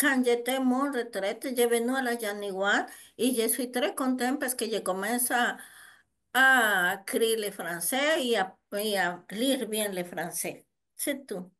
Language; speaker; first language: French; non-native, learner; Spanish